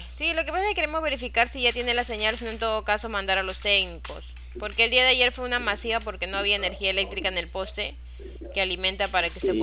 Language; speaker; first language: Spanish; native; Spanish